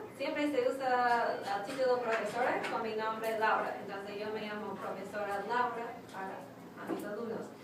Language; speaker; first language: Spanish; non-native, fluent; English